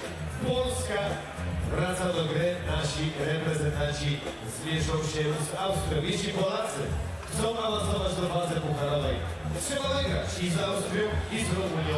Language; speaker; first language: Polish; native; Polish